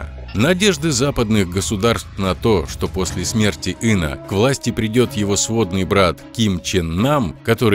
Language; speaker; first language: Russian; native; Russian